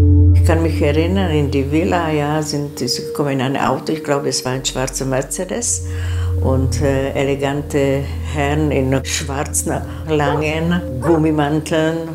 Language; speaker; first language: German; non-native, fluent; Czech